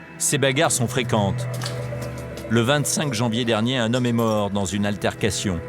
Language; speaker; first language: French; native; French